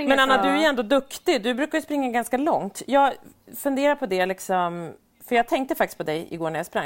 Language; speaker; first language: Swedish; native; Swedish